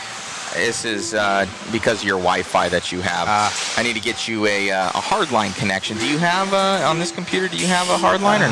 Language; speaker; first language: English; native; English